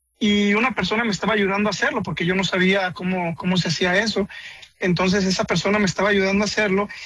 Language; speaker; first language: Spanish; native; Spanish